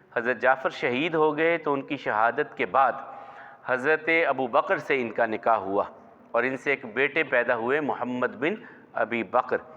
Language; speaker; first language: Urdu; non-native, local second language; Punjabi